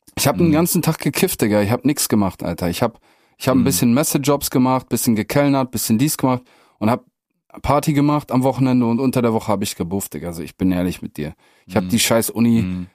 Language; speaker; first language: German; native; German